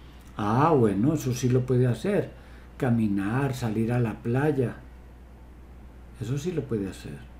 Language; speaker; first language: Spanish; native; Spanish